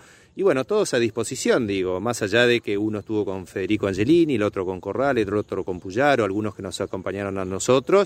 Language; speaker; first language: Spanish; native; Spanish